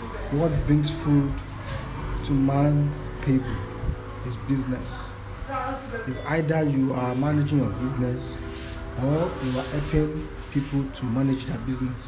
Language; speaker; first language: English; non-native, local second language; Yoruba